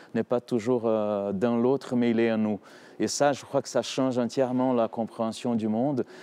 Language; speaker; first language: French; non-native, fluent; Portuguese